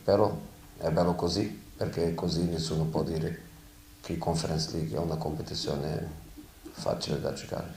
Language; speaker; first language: Italian; non-native, fluent; Portuguese